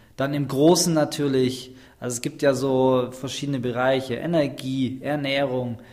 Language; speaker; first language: German; native; German